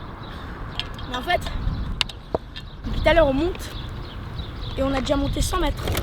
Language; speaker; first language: French; native; French